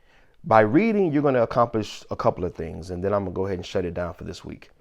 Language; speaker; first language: English; native; English